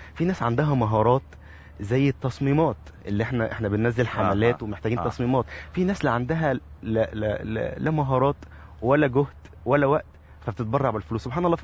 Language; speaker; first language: Arabic; native; Arabic